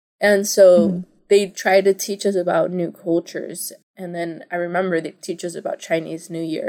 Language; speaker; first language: English; early bilingual, other home language; Spanish